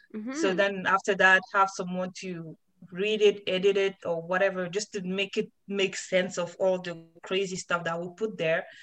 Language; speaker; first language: English; non-native, fluent; French